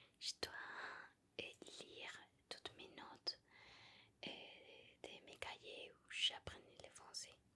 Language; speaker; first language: French; non-native, learner; Spanish